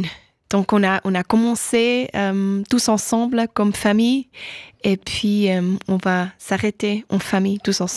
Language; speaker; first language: French; non-native, local second language; German